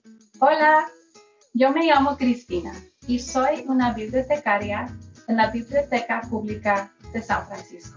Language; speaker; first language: Spanish; early bilingual, heritage; Spanish